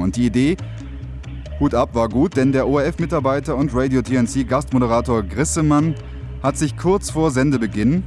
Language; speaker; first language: German; native; German